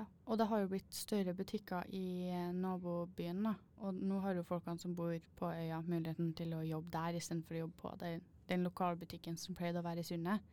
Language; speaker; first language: Norwegian; native; Norwegian